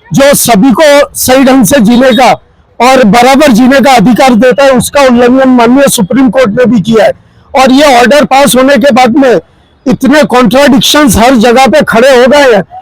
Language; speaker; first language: Hindi; non-native, local second language; Gujarati